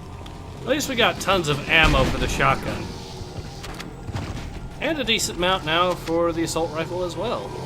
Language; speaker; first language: English; native; English